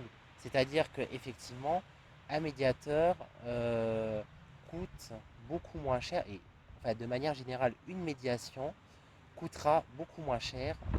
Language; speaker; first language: French; native; French